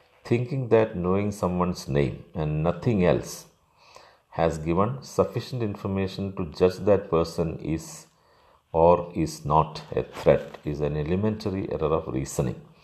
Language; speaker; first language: English; non-native, local second language; Malayalam